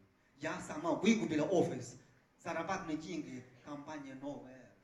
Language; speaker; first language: Russian; non-native, fluent; Chinese